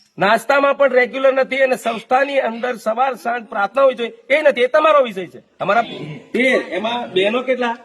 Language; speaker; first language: Gujarati; non-native, local second language; Rathawi